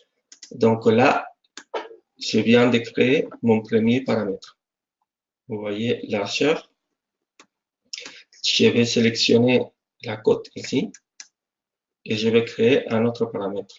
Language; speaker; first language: French; non-native, fluent; Spanish